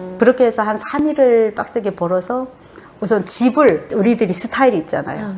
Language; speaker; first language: Korean; native; Korean